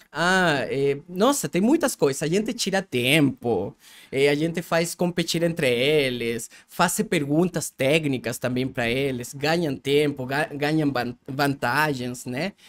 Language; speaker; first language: Portuguese; non-native, fluent; Spanish